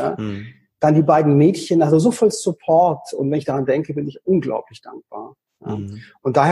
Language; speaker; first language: German; native; German